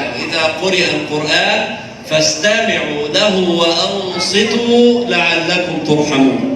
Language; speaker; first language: Arabic; native; Arabic